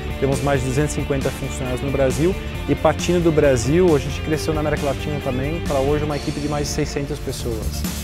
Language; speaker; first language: Portuguese; non-native, fluent; Dutch